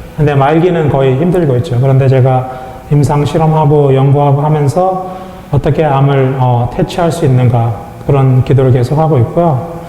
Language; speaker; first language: Korean; native; Korean